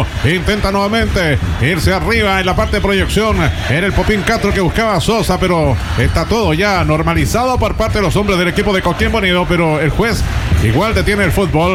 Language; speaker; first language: Spanish; native; Spanish